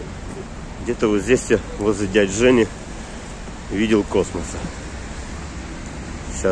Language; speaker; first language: Russian; native; Russian